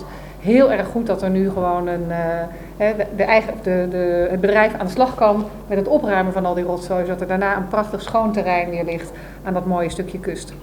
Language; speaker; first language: Dutch; native; Dutch